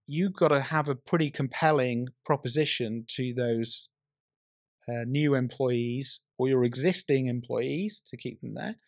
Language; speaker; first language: English; native; English